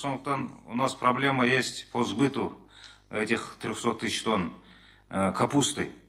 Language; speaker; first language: Russian; non-native, local second language; Kazakh